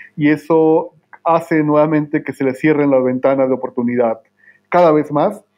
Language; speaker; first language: Spanish; native; Spanish